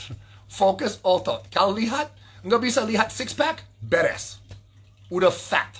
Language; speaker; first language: Indonesian; non-native, learner; English